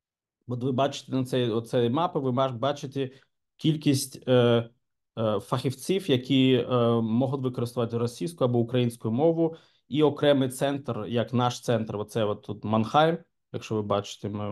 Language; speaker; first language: Ukrainian; non-native, local second language; Russian